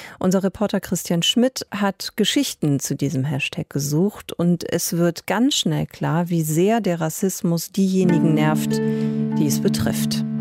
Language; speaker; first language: German; native; German